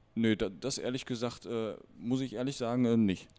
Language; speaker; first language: German; native; German